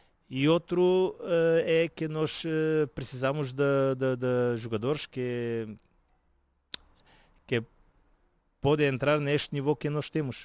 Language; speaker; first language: Portuguese; non-native, fluent; Bulgarian